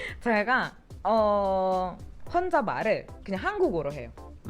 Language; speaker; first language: Korean; non-native, fluent; Indonesian